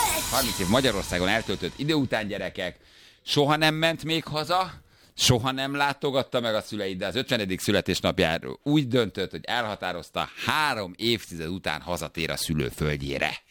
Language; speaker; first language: Hungarian; native; Hungarian